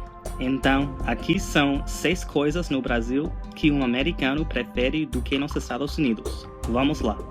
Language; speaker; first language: Portuguese; non-native, fluent; English